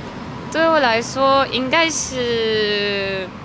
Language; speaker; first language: Chinese; non-native, fluent; French